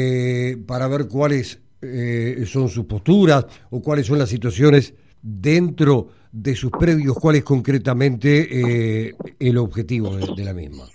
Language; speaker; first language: Spanish; native; Spanish